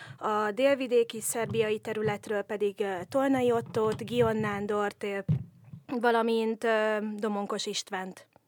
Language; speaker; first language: Hungarian; native; Hungarian